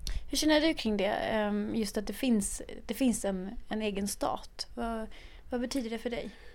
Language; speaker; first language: Swedish; native; Swedish